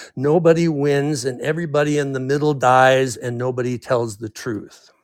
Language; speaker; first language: English; native; English